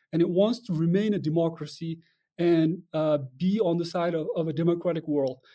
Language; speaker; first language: English; non-native, fluent; Russian